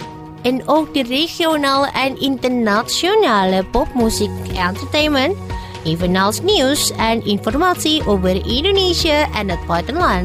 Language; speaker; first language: Dutch; non-native, fluent; Indonesian